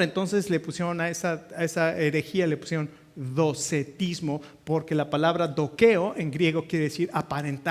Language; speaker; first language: Spanish; native; Spanish